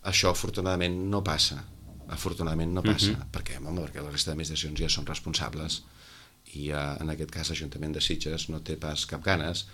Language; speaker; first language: Catalan; native; Catalan